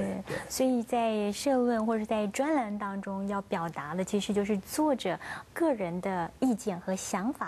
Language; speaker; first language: Chinese; native; Chinese